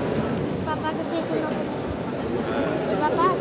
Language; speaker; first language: Indonesian; early bilingual, heritage; Indonesian